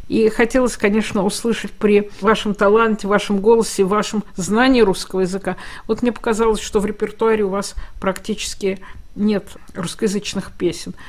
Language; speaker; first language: Russian; native; Russian